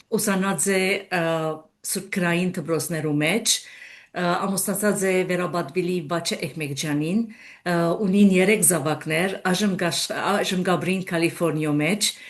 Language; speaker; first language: Armenian; native; Armenian